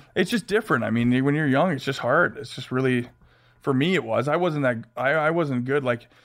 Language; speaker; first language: English; native; English